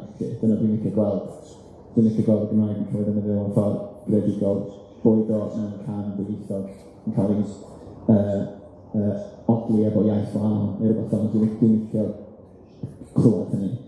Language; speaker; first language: Welsh; native; Welsh